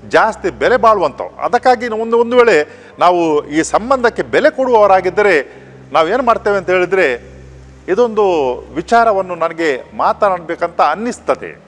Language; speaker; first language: Kannada; non-native, local second language; Konkani